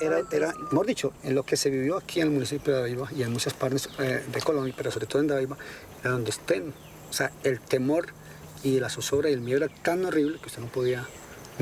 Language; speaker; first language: Spanish; native; Spanish